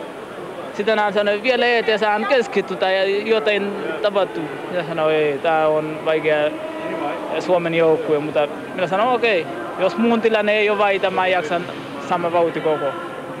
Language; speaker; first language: Finnish; non-native, learner; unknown